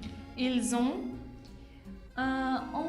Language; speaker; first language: French; non-native, learner; Spanish